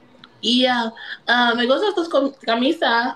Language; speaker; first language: Spanish; non-native, learner; English